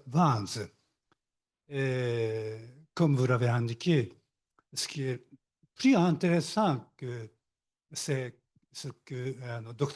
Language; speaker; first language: French; non-native, learner; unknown